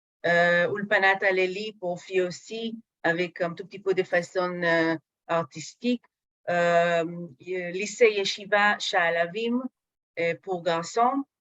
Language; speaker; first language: French; non-native, fluent; Hebrew